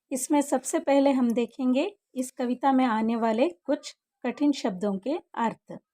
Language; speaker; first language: Hindi; non-native, local second language; Kannada